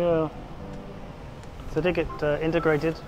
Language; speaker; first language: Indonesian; non-native, learner; English